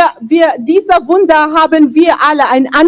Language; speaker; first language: German; non-native, fluent; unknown